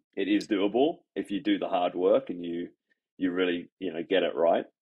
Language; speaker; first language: English; native; English